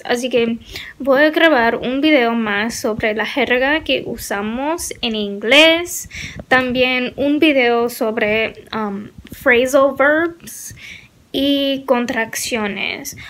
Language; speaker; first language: Spanish; non-native, learner; English